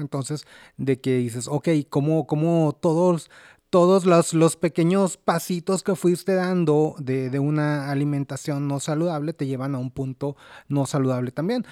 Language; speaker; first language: Spanish; native; Spanish